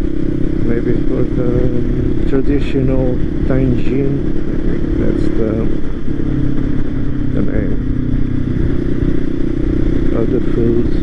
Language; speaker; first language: English; non-native, fluent; Portuguese